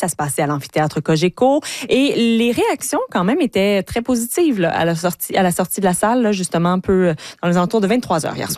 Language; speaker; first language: French; native; French